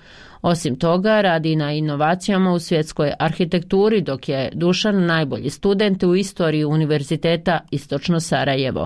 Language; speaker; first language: Croatian; native; Croatian